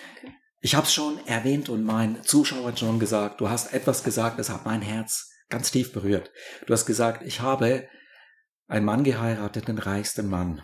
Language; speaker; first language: German; native; German